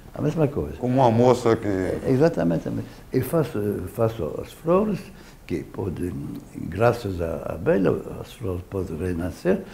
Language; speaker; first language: Portuguese; non-native, fluent; French